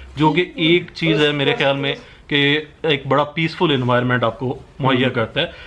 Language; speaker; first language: Urdu; non-native, local second language; Northern Hindko